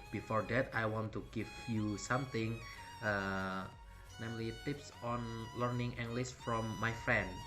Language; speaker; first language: English; non-native, learner; Indonesian